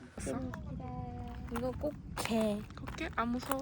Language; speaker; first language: Korean; non-native, fluent; Spanish